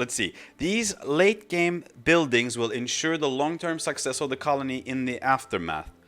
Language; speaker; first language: English; non-native, fluent; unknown